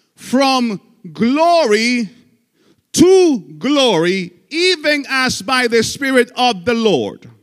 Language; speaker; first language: English; non-native, fluent; Spanish